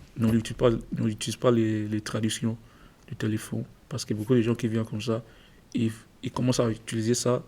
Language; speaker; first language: French; non-native, learner; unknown